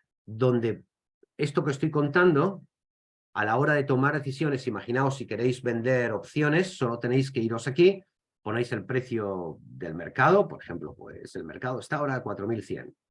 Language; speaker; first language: Spanish; native; Spanish